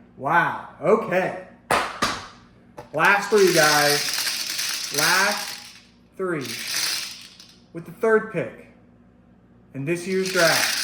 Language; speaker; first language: English; native; English